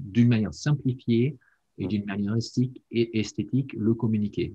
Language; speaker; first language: French; non-native, fluent; German